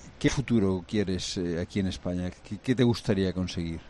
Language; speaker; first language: Spanish; native; Spanish